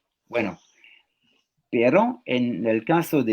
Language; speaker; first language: Spanish; non-native, fluent; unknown